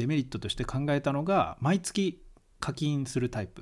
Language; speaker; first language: Japanese; native; Japanese